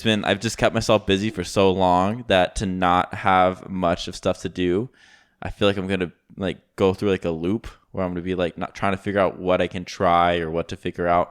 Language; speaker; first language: English; native; English